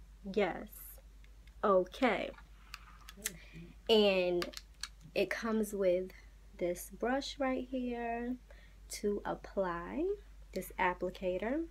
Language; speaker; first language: English; native; English